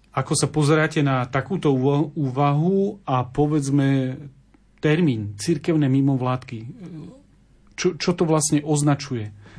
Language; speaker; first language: Slovak; native; Slovak